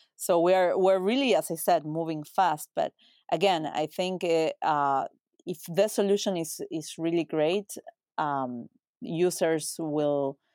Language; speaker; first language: English; non-native, fluent; Spanish